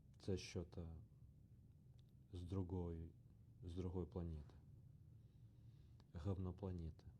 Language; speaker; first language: Ukrainian; non-native, learner; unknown